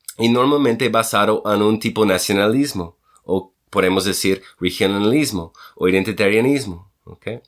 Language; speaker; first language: Spanish; non-native, fluent; English